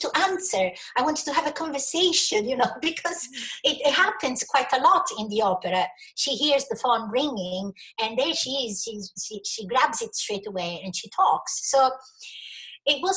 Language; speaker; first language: English; non-native, fluent; Italian